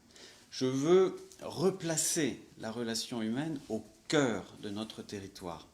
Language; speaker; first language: French; native; French